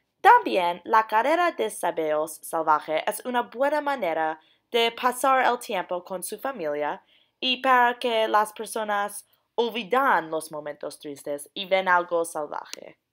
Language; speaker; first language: Spanish; non-native, learner; English